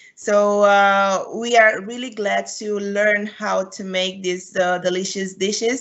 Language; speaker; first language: English; non-native, fluent; Romanian